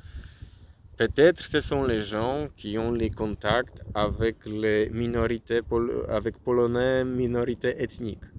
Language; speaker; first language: French; non-native, learner; Polish